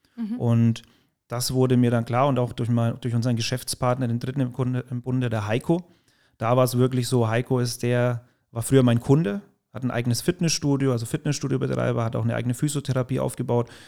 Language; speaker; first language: German; native; German